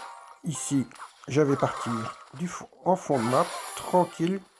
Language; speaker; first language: French; native; French